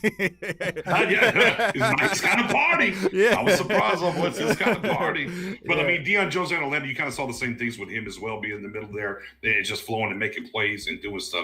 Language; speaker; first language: English; native; English